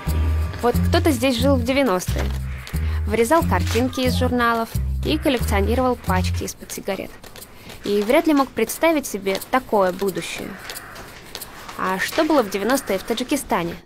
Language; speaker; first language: Russian; native; Russian